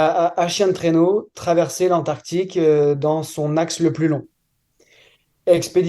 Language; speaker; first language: French; native; French